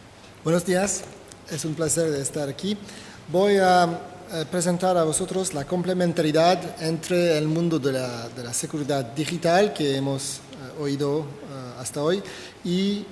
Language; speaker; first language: Spanish; non-native, fluent; French